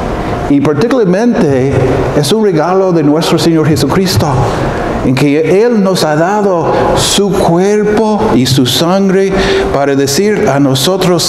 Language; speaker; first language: Spanish; non-native, fluent; English